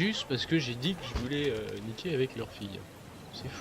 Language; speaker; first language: French; native; French